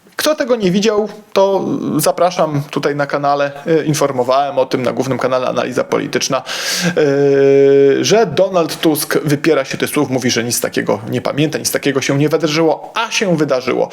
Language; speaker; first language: Polish; native; Polish